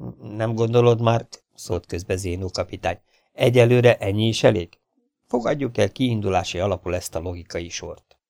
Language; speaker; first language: Hungarian; native; Hungarian